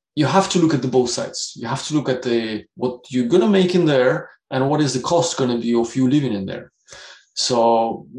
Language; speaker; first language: English; non-native, fluent; Russian